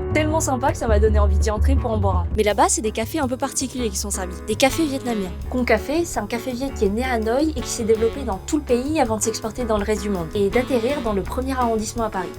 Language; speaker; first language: French; native; French